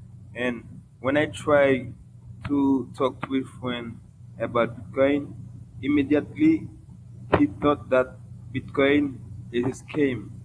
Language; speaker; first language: English; non-native, local second language; Haitian Creole